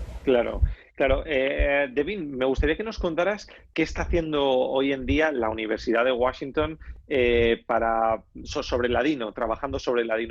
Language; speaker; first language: Spanish; native; Spanish